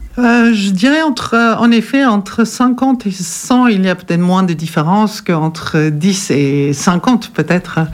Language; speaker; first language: French; non-native, fluent; German